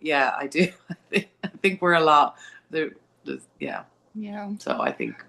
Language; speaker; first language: English; native; English